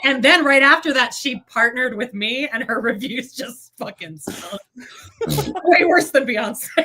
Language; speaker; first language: English; native; English